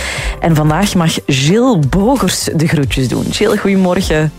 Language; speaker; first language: Dutch; native; Dutch